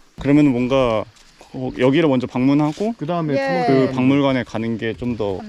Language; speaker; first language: Korean; native; Korean